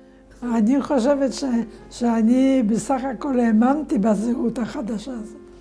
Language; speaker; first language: Hebrew; non-native, fluent; Polish